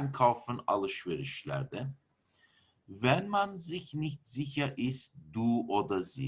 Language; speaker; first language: German; non-native, fluent; Turkish